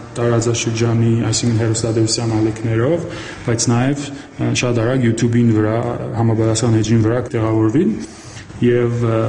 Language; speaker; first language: Armenian; early bilingual, heritage; Armenian